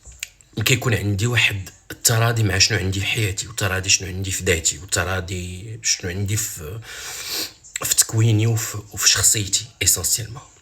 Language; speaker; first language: Arabic; native; Arabic